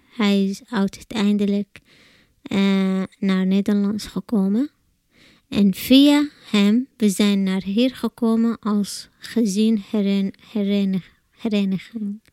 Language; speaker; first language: Dutch; non-native, learner; Arabic